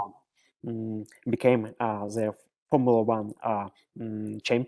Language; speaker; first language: English; non-native, learner; Russian